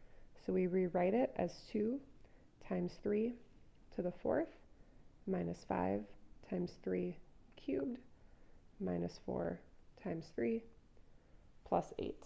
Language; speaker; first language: English; native; English